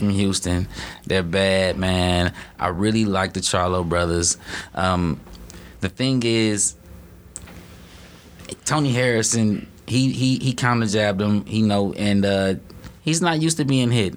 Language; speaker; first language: English; native; English